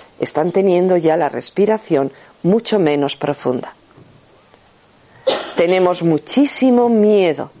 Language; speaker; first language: Spanish; native; Spanish